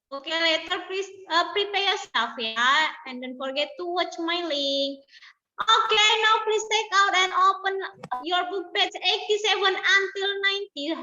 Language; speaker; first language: English; non-native, learner; Indonesian